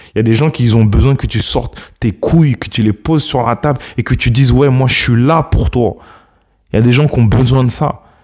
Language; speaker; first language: French; early bilingual, other home language; Akan